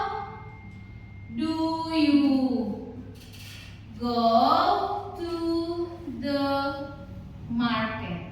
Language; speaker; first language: English; non-native, learner; Indonesian